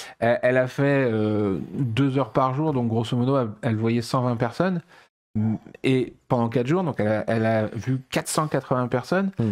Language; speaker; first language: French; native; French